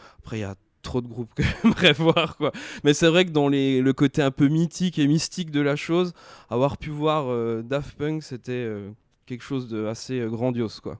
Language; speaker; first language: French; native; French